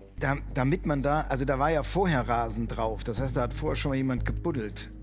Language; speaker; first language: German; native; German